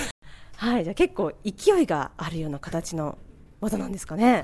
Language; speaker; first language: Japanese; native; Japanese